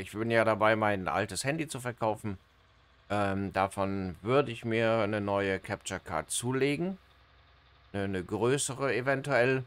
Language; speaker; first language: German; native; German